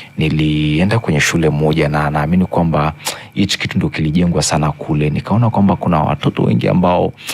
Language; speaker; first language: Swahili; non-native, local second language; Masai